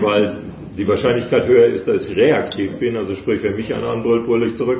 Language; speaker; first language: German; native; German